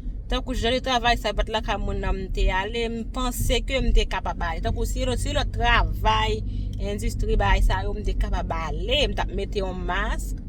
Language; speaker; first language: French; non-native, learner; Haitian Creole